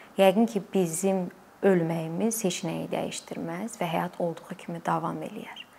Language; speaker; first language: Azerbaijani; native; Azerbaijani